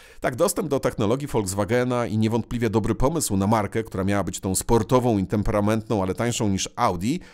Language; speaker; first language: Polish; native; Polish